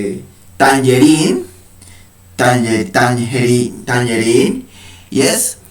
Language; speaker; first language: English; non-native, learner; Spanish